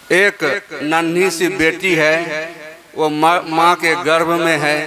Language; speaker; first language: Hindi; native; Hindi